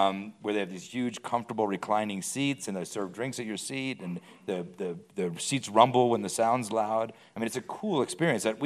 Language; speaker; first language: English; native; English